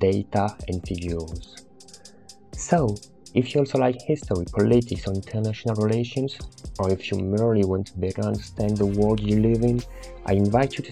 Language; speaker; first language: English; non-native, fluent; French